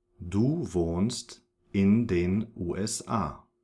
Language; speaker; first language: German; non-native, fluent; English